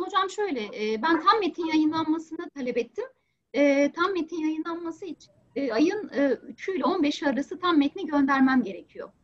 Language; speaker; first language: Turkish; native; Turkish